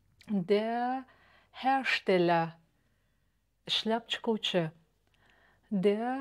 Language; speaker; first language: German; non-native, fluent; Uzbek